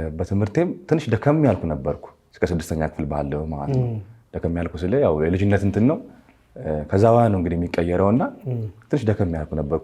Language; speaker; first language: Amharic; native; Amharic